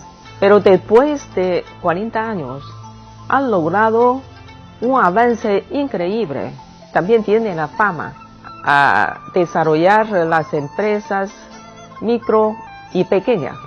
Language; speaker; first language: Spanish; non-native, fluent; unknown